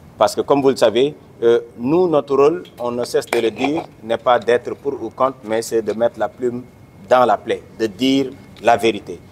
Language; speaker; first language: French; non-native, local second language; Wolof